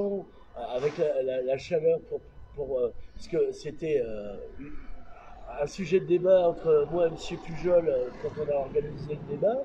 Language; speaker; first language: French; native; French